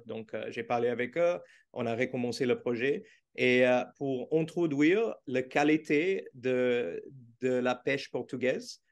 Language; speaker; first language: French; non-native, fluent; Portuguese